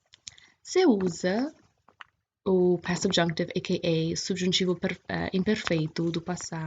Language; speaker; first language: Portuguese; non-native, fluent; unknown